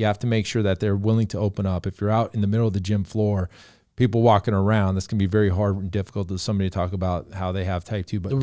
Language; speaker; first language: English; native; English